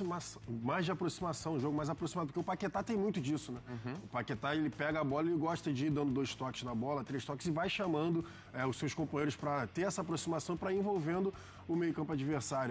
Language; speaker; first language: Portuguese; native; Portuguese